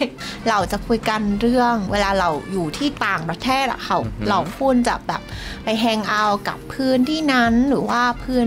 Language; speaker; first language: Thai; non-native, fluent; Vietnamese